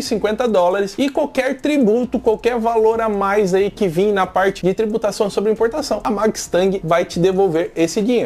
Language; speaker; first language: Portuguese; native; Portuguese